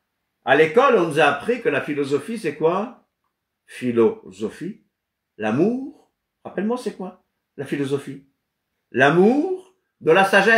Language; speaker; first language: French; non-native, fluent; Kabuverdianu